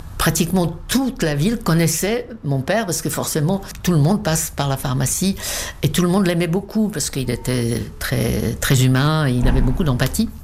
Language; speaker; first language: French; non-native, fluent; Czech